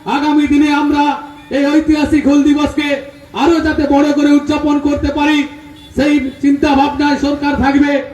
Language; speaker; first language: Bangla; native; Bangla